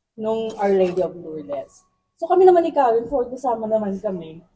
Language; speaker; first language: Filipino; non-native, local second language; Bikol